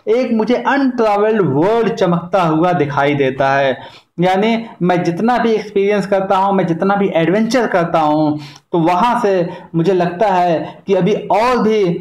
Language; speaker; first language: Hindi; native; Hindi